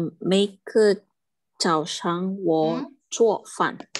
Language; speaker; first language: Chinese; non-native, learner; Indonesian